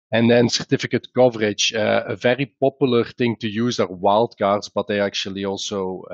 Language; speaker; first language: English; non-native, fluent; Dutch